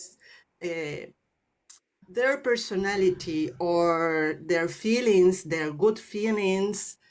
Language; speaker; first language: English; non-native, learner; Spanish